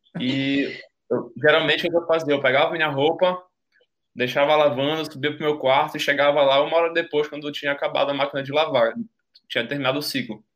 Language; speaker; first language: Portuguese; native; Portuguese